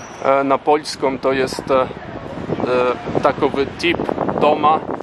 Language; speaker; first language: Polish; non-native, learner; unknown